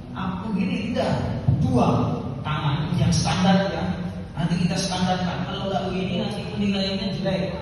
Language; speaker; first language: Indonesian; non-native, local second language; Madurese